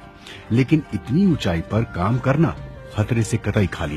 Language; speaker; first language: Hindi; native; Hindi